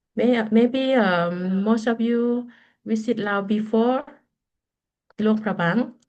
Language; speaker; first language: English; non-native, learner; Lao